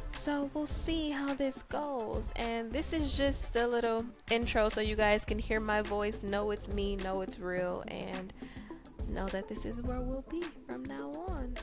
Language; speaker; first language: English; native; English